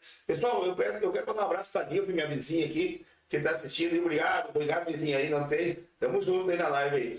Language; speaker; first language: Portuguese; native; Portuguese